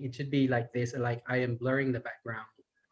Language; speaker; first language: English; non-native, fluent; Thai